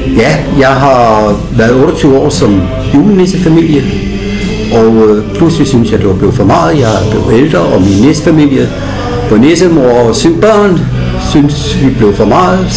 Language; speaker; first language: Danish; native; Danish